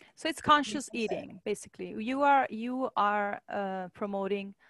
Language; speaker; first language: English; non-native, fluent; Italian